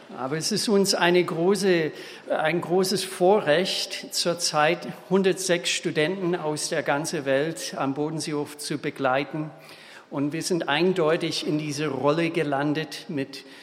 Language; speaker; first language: German; non-native, fluent; English